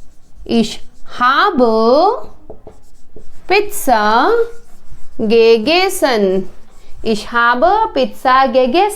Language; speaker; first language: German; non-native, fluent; Hindi